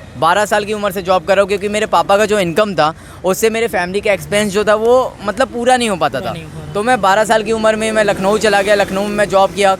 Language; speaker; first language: Hindi; native; Hindi